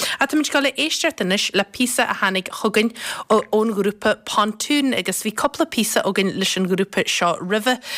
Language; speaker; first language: Irish; native; Irish